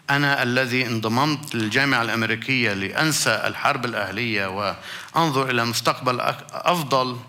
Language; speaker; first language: Arabic; native; Arabic